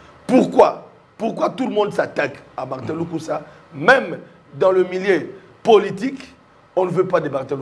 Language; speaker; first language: French; non-native, local second language; Lingala